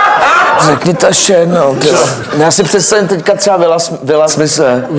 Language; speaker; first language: Czech; native; Czech